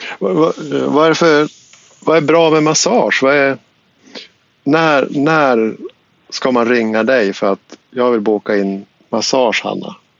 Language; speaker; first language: Swedish; native; Swedish